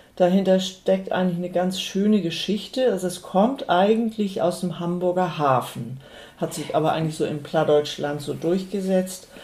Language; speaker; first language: German; non-native, local second language; Low German